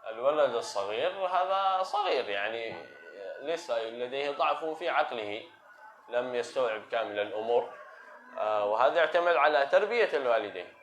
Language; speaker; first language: Arabic; native; Arabic